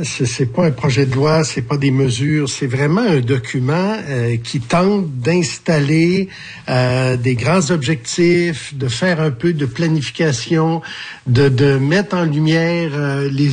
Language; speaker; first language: French; native; French